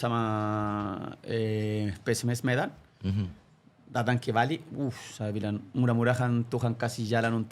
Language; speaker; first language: Indonesian; non-native, fluent; Spanish